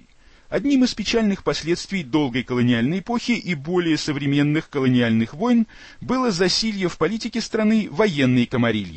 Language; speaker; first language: Russian; native; Russian